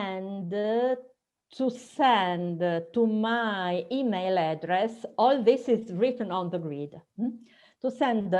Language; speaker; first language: English; non-native, fluent; Italian